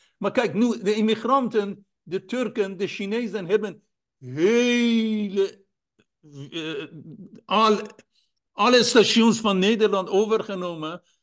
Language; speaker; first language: Dutch; non-native, fluent; Persian